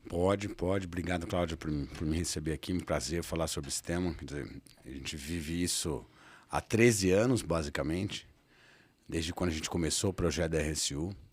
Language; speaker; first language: Portuguese; native; Portuguese